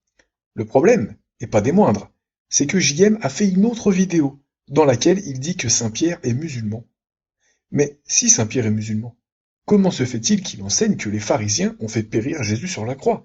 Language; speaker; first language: French; native; French